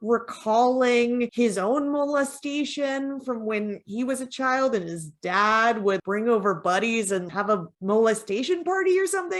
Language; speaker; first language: English; native; English